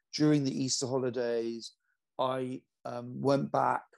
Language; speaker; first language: English; native; English